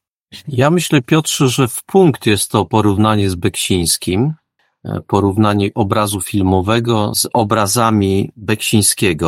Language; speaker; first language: Polish; native; Polish